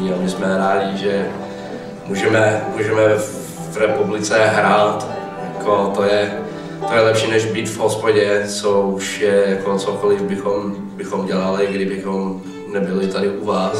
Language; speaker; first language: Czech; non-native, learner; English